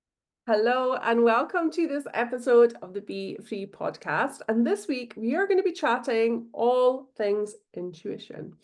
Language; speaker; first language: English; native; English